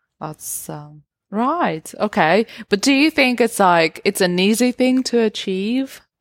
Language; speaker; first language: English; non-native, fluent; Georgian